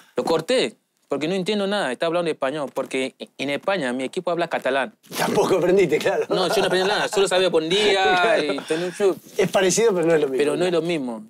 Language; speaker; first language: Spanish; non-native, learner; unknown